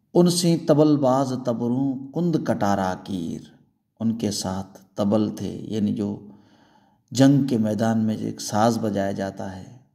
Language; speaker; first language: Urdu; non-native, local second language; Sindhi